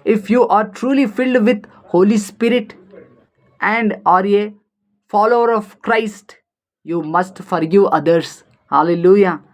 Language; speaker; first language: English; non-native, local second language; Telugu